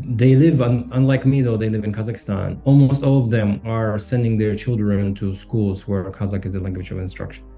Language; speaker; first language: English; non-native, fluent; Russian